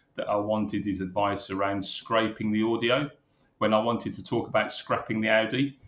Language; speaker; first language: English; native; English